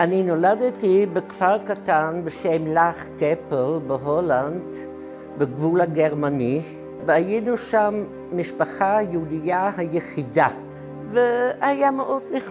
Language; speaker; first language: Hebrew; non-native, fluent; Dutch